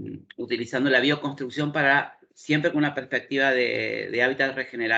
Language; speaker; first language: Spanish; native; Spanish